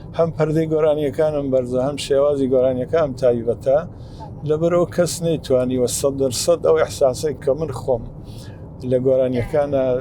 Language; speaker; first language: Central Kurdish; native; Central Kurdish